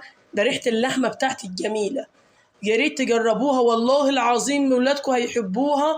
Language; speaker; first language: Arabic; native; Arabic